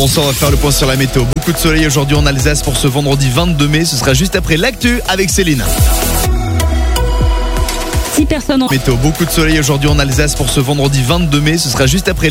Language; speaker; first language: French; native; French